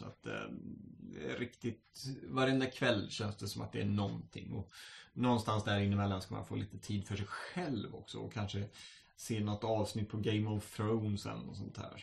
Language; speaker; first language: Swedish; native; Swedish